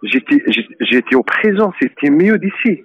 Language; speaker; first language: French; non-native, learner; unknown